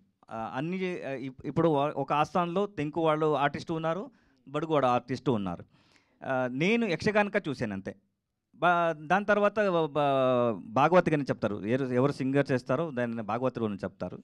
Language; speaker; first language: Telugu; non-native, learner; Kannada